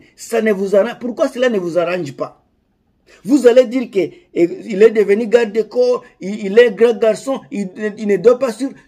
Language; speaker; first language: French; non-native, local second language; Lingala